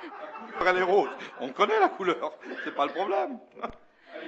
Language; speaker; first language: French; native; French